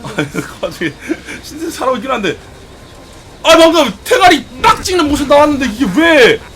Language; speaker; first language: Korean; native; Korean